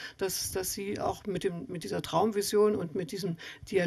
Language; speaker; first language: German; native; German